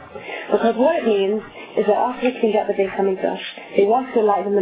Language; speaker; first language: English; native; English